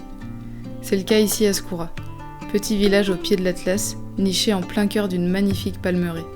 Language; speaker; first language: French; native; French